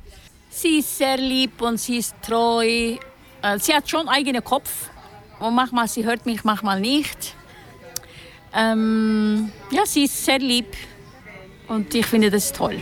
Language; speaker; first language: German; non-native, learner; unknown